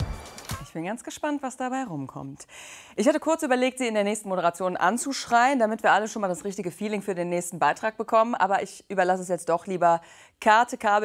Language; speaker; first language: German; native; German